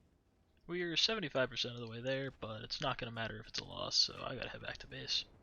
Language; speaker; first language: English; native; English